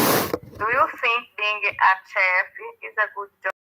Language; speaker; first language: English; non-native, learner; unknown